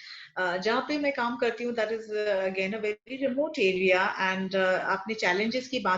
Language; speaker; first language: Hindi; non-native, local second language; Konkani